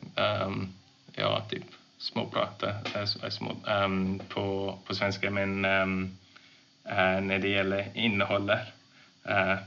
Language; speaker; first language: Swedish; non-native, learner; English